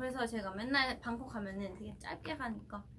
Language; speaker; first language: Korean; non-native, fluent; Thai